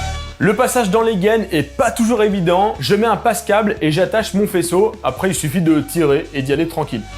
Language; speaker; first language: French; native; French